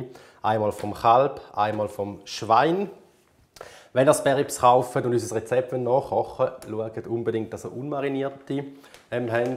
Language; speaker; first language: German; native; German